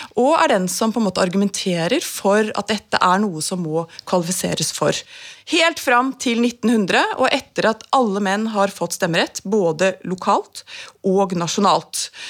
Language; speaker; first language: Norwegian; native; Norwegian